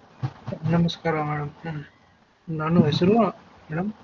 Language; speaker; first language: Kannada; non-native, learner; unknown